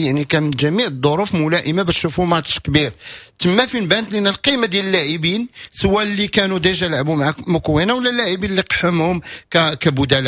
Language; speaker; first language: Arabic; native; Arabic